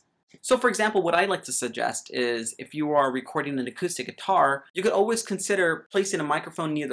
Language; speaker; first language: English; native; English